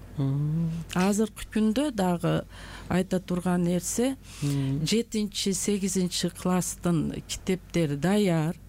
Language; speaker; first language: Kyrgyz; non-native, local second language; Uzbek